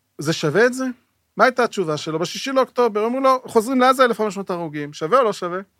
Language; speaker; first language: Hebrew; native; Hebrew